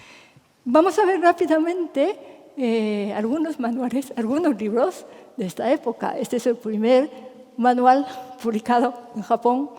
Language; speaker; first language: Spanish; non-native, fluent; Japanese